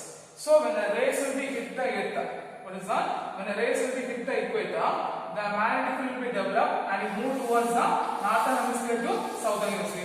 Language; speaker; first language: English; non-native, local second language; Tamil